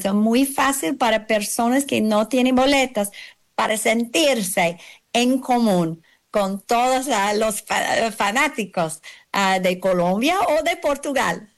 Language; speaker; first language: Spanish; non-native, learner; English